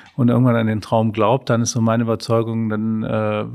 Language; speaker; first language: German; native; German